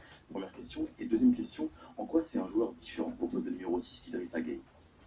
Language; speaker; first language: French; native; French